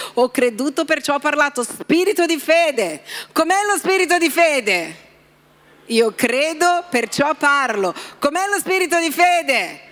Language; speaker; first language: Italian; non-native, fluent; Portuguese